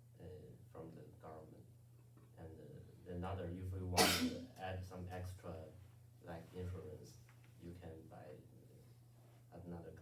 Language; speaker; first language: English; non-native, learner; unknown